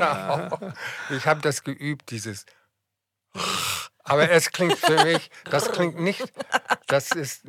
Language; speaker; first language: German; non-native, fluent; English